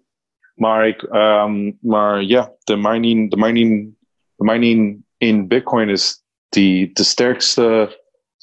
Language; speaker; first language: Dutch; non-native, learner; Spanish